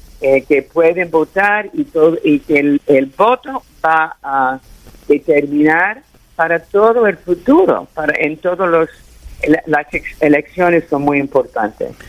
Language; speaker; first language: Spanish; early bilingual, heritage; Spanish